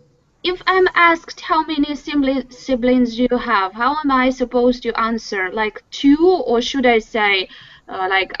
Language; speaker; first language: English; non-native, fluent; Russian